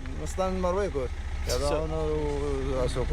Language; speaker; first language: Spanish; non-native, learner; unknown